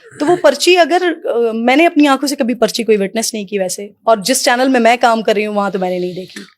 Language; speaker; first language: Urdu; native; Urdu